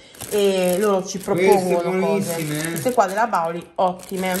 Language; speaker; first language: Italian; native; Italian